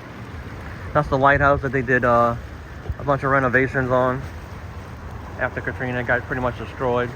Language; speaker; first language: English; native; English